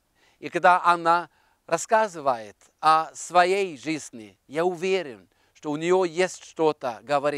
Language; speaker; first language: Russian; non-native, fluent; Norwegian